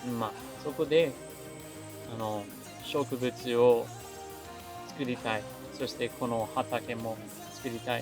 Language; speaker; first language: Japanese; non-native, learner; English